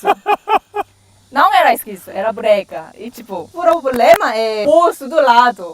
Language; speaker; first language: Portuguese; non-native, fluent; Korean